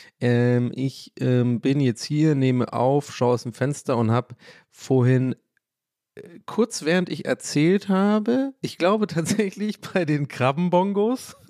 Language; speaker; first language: German; early bilingual, other home language; English